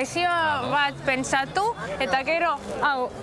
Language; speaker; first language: Basque; non-native, learner; Russian